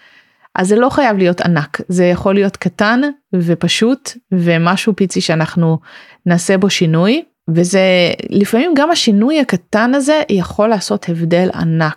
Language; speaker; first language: Hebrew; native; Hebrew